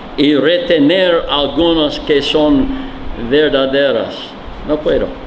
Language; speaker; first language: Spanish; non-native, learner; English